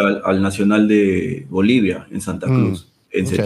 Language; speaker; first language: Spanish; native; Spanish